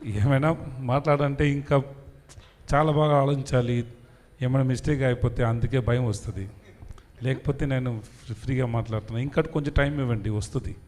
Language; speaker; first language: Telugu; non-native, learner; Tamil